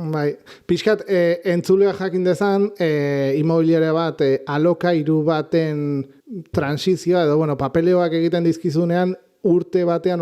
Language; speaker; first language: Basque; native; Basque